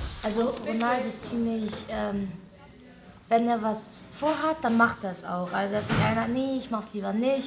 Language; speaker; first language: German; early bilingual, other home language; Portuguese